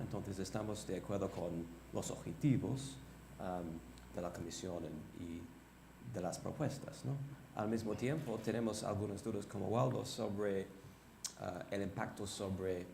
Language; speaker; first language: Spanish; non-native, fluent; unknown